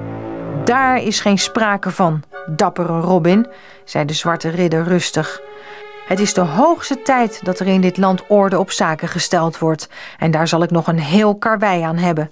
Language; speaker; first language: Dutch; native; Dutch